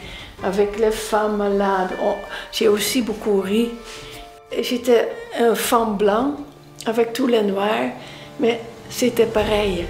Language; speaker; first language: French; non-native, fluent; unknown